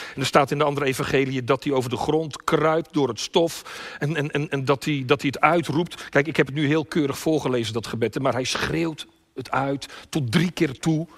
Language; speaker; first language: Dutch; native; Dutch